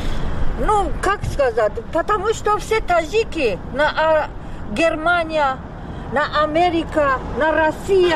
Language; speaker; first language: Russian; non-native, learner; Tajik